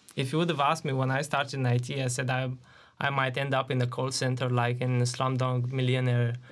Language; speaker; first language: English; non-native, fluent; Romanian